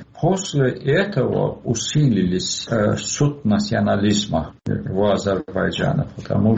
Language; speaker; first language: Russian; non-native, local second language; Azerbaijani